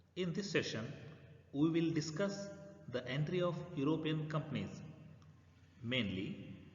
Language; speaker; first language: English; non-native, local second language; Kannada